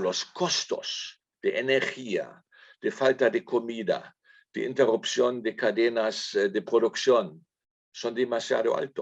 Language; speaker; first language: Spanish; non-native, fluent; German